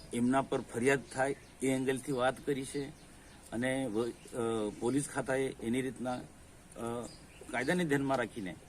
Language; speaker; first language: Gujarati; non-native, local second language; Vasavi